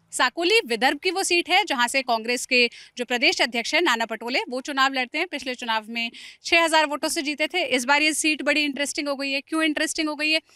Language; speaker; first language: Hindi; native; Hindi